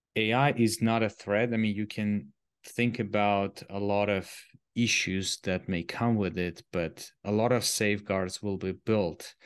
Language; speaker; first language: English; non-native, fluent; Armenian